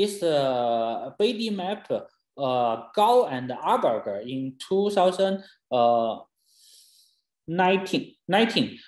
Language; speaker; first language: English; non-native, fluent; Chinese